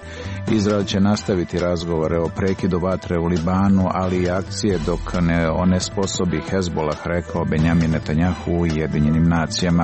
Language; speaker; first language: Serbian; native; Serbian